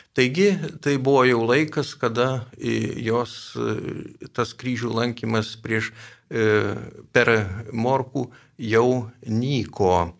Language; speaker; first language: Lithuanian; native; Lithuanian